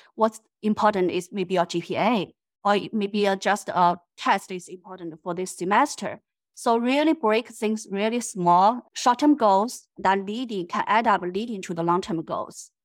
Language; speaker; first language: English; non-native, fluent; Chinese